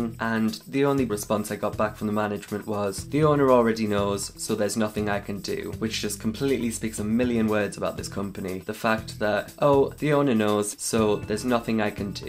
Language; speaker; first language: English; native; English